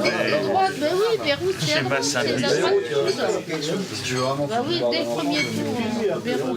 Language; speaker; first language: French; native; French